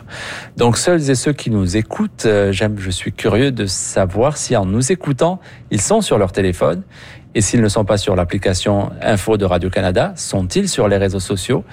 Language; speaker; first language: French; native; French